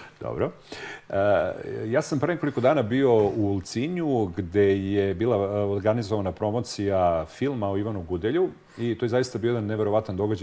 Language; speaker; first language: Serbian; native; Serbian